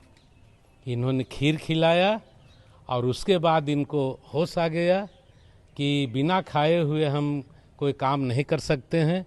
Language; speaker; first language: Hindi; native; Hindi